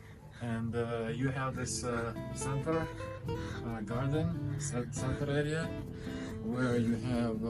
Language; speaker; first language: English; non-native, fluent; Russian